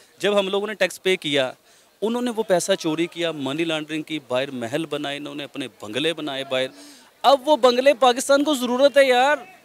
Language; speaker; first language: Urdu; non-native, local second language; Punjabi